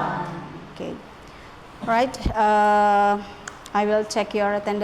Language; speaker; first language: English; non-native, learner; Indonesian